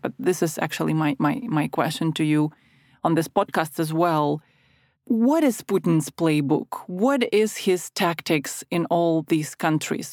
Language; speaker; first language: English; non-native, fluent; Ukrainian